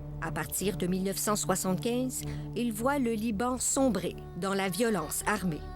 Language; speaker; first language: French; native; French